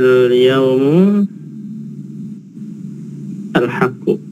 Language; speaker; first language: Arabic; non-native, learner; Indonesian